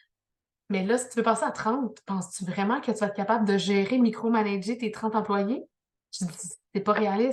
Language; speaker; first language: French; native; French